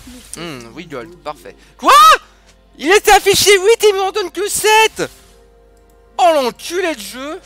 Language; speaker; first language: French; native; French